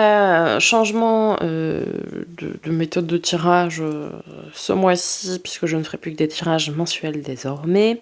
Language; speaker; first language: French; native; French